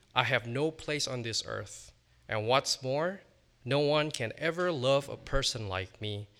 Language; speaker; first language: English; non-native, fluent; Indonesian